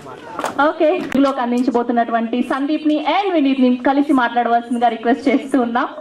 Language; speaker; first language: Telugu; native; Telugu